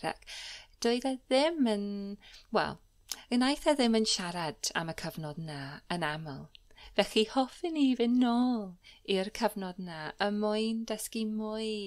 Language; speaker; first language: Welsh; non-native, learner; English